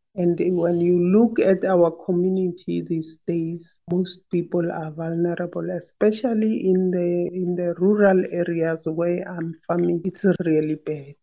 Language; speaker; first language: English; non-native, local second language; Northern Sotho